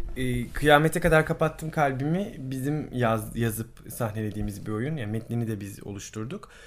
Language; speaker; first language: Turkish; native; Turkish